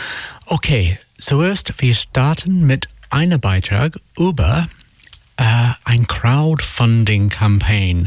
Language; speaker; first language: German; non-native, learner; English